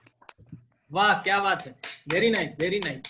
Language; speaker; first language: Hindi; native; Hindi